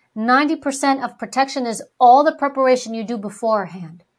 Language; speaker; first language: English; early bilingual, other home language; Greek